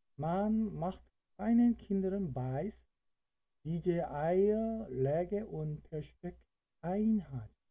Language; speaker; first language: German; non-native, fluent; Korean